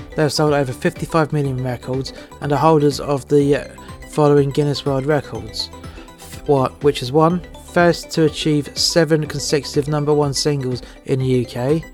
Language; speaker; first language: English; native; English